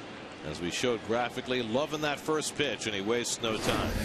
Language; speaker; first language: English; native; English